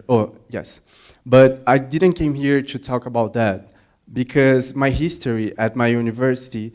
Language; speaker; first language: English; non-native, learner; Portuguese